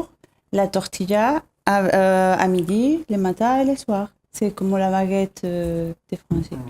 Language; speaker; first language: French; non-native, fluent; Spanish